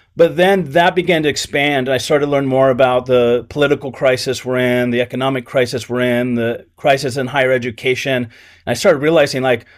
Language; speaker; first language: English; native; English